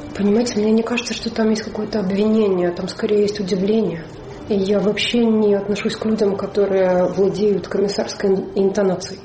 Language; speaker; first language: Russian; native; Russian